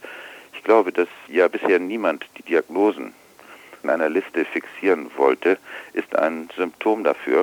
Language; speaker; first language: German; native; German